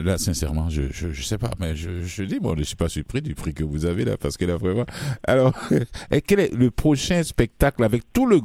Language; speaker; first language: French; native; French